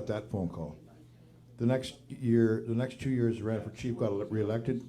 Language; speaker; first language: English; native; English